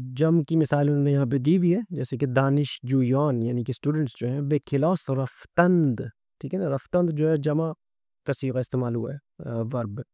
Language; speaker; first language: Urdu; native; Urdu